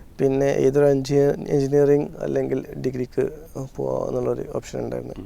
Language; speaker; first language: Malayalam; native; Malayalam